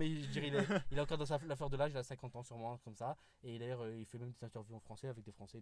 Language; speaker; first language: French; native; French